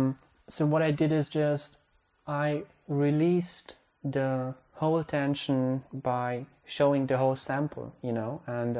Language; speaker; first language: English; non-native, fluent; Hungarian